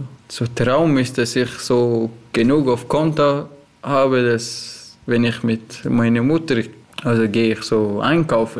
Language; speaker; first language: German; non-native, learner; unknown